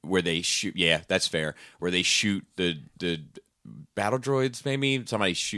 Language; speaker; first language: English; native; English